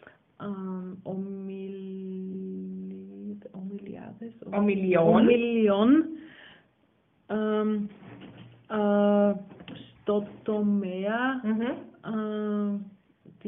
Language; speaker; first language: Greek; non-native, learner; German